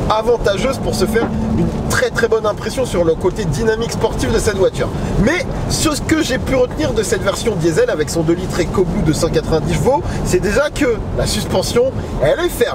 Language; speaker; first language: French; native; French